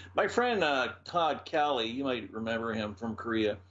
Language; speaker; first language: English; native; English